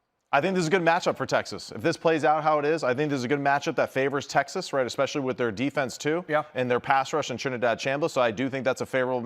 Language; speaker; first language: English; native; English